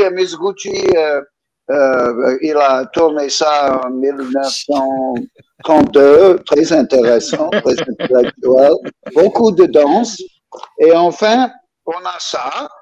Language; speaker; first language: French; non-native, fluent; English